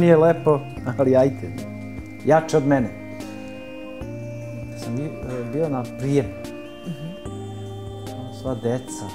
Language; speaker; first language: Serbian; early bilingual, other home language; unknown